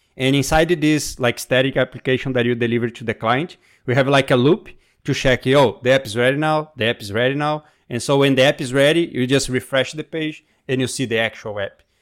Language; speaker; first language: English; non-native, fluent; Portuguese